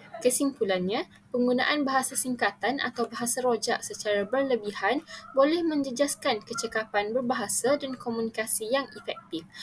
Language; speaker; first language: Malay; native; Malay